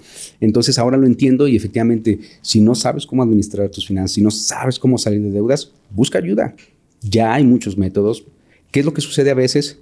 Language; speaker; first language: Spanish; native; Spanish